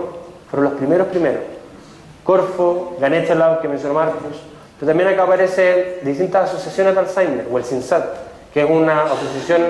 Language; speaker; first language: Spanish; native; Spanish